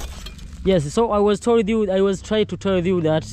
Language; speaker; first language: English; non-native, learner; Swahili